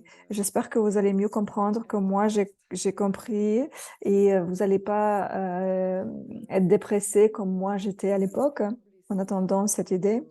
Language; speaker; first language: French; non-native, fluent; Russian